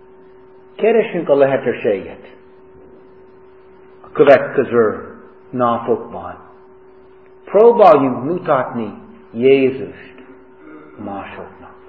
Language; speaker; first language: Hungarian; non-native, fluent; English